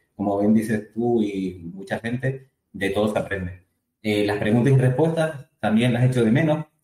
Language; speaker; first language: Spanish; native; Spanish